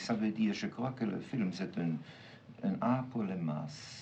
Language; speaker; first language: French; non-native, fluent; German